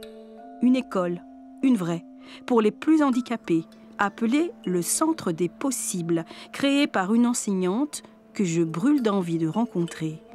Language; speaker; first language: French; native; French